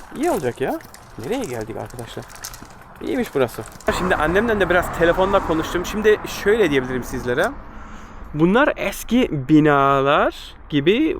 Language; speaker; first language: Turkish; early bilingual, heritage; Turkish